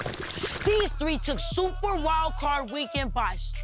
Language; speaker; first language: English; native; English